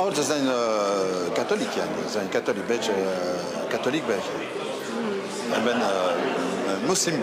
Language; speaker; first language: Dutch; non-native, local second language; French